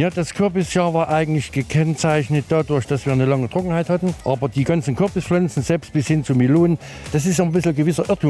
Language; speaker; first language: German; native; German